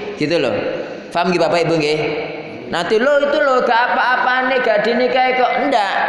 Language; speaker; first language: Indonesian; non-native, local second language; Javanese